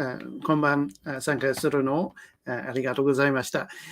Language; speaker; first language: Japanese; non-native, learner; English